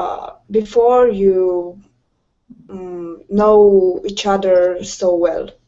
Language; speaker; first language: English; non-native, learner; Romanian